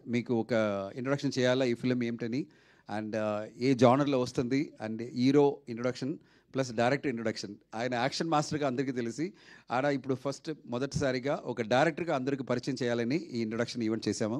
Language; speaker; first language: Telugu; non-native, fluent; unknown